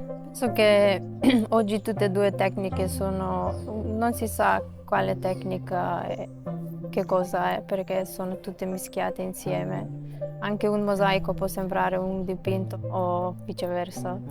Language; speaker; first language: Italian; non-native, fluent; Macedonian